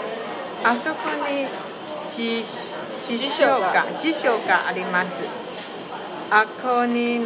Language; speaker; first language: Japanese; non-native, learner; Chinese